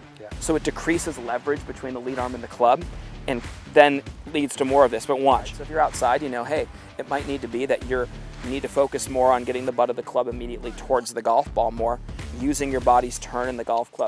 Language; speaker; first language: English; native; English